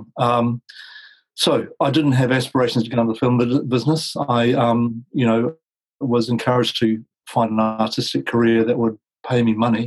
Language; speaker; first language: English; native; English